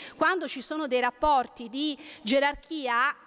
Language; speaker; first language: Italian; native; Italian